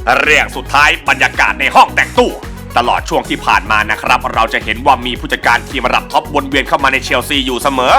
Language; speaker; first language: Thai; native; Thai